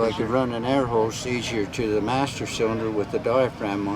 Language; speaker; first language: English; native; English